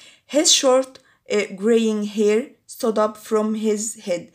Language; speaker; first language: English; non-native, fluent; Arabic